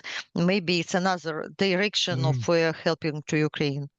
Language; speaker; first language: English; non-native, learner; Ukrainian